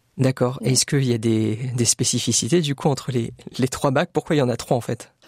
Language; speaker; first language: French; native; French